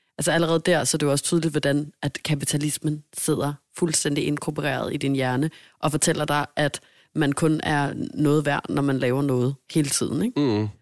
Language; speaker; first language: Danish; native; Danish